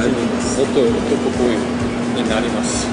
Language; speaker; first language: Japanese; non-native, learner; Korean